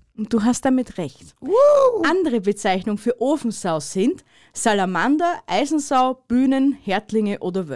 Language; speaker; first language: German; native; German